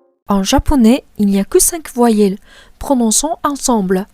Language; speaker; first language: French; non-native, fluent; Japanese